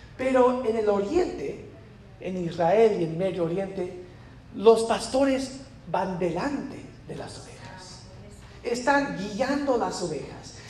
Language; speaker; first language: Spanish; non-native, fluent; English